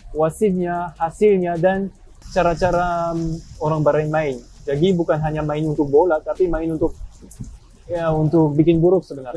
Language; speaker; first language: Indonesian; non-native, fluent; French